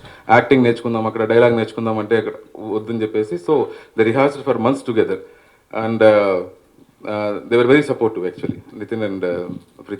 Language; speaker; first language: Telugu; native; Telugu